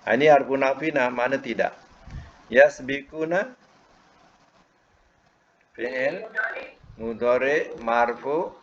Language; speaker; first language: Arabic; non-native, fluent; Malay